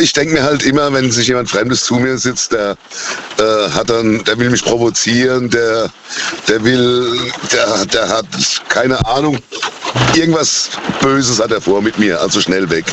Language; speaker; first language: German; native; German